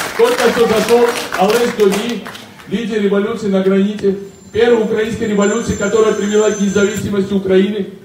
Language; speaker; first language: Russian; non-native, local second language; Georgian